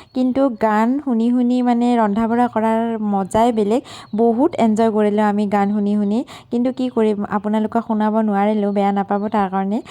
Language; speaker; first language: Assamese; native; Assamese